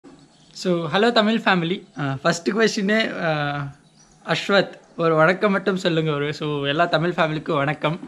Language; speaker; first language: Tamil; non-native, local second language; Hindi